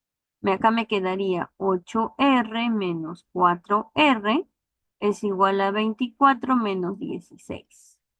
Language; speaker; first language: Spanish; native; Spanish